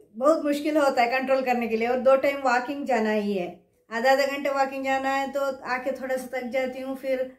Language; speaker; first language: Hindi; non-native, local second language; Kannada